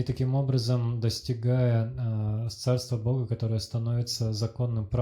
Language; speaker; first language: Russian; native; Russian